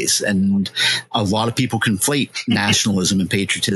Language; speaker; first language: English; native; English